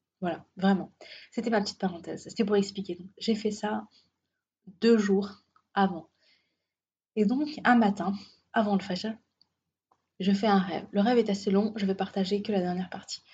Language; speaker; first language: French; native; French